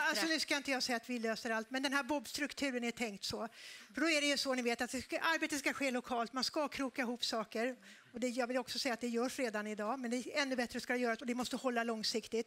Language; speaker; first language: Swedish; native; Swedish